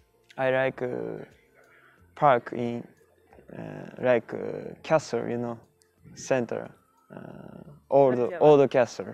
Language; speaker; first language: English; non-native, learner; Japanese